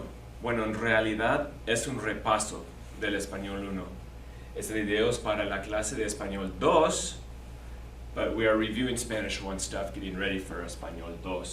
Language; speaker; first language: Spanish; non-native, fluent; English